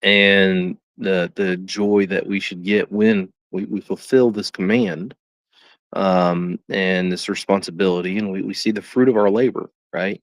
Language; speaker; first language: English; native; English